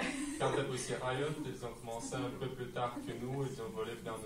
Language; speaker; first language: French; non-native, fluent; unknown